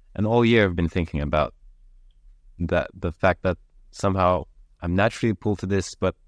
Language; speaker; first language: English; early bilingual, heritage; Lithuanian